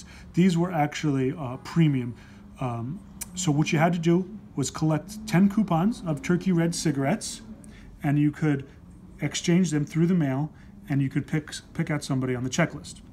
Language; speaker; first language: English; native; English